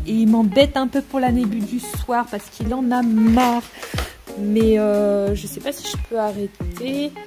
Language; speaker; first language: French; native; French